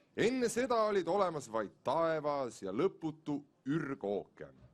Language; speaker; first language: Estonian; native; Estonian